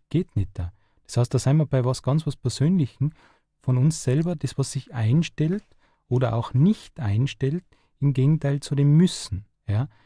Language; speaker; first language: German; native; German